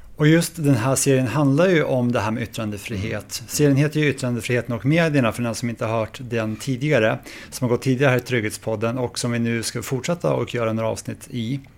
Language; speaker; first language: Swedish; native; Swedish